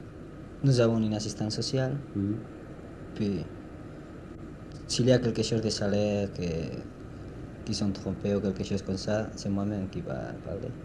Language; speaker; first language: French; non-native, learner; Spanish